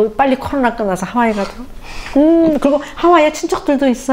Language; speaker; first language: Korean; native; Korean